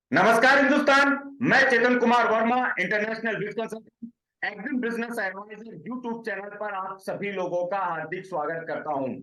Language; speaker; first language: Hindi; native; Hindi